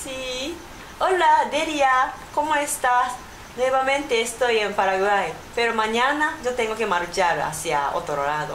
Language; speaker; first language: Spanish; non-native, learner; Japanese